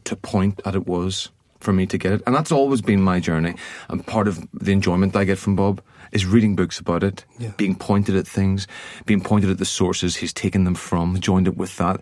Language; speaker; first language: English; native; English